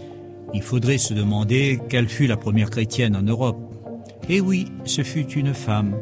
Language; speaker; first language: French; native; French